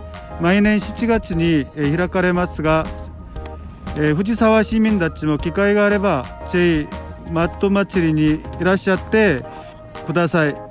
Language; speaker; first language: Japanese; non-native, learner; Korean